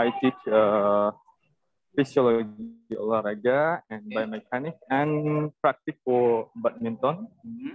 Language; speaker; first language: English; non-native, learner; Indonesian